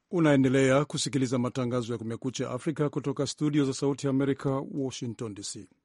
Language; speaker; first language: Swahili; non-native, local second language; Rundi